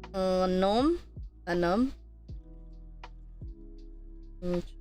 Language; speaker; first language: French; non-native, learner; English